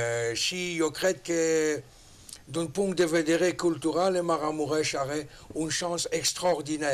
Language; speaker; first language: Romanian; non-native, learner; French